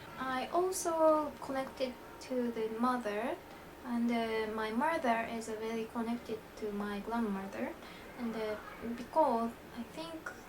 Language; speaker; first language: English; non-native, learner; Japanese